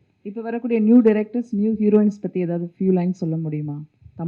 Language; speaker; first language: Tamil; native; Tamil